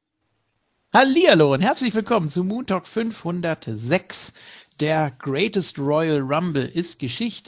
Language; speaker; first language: German; native; German